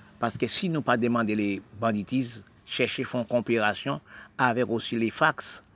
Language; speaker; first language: French; non-native, local second language; Haitian Creole